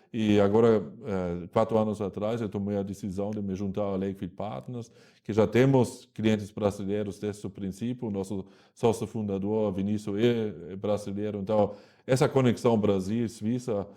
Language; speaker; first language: Portuguese; non-native, fluent; German